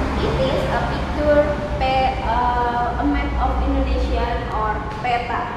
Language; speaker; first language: English; non-native, learner; Indonesian